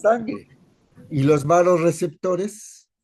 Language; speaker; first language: Spanish; native; Spanish